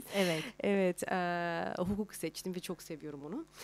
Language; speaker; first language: Turkish; early bilingual, heritage; Turkish